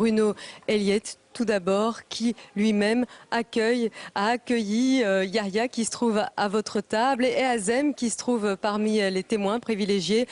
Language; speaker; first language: French; native; French